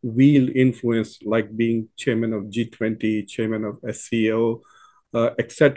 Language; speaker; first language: English; non-native, local second language; Urdu